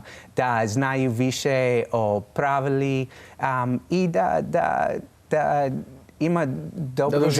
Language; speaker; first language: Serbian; non-native, learner; English